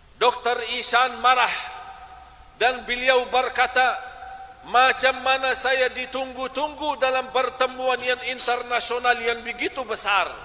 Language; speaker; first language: Malay; non-native, fluent; Arabic